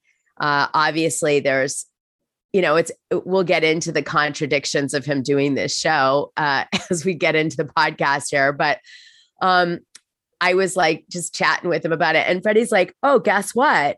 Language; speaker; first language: English; native; English